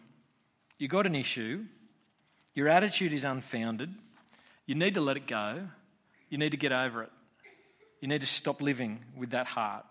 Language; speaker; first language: English; native; English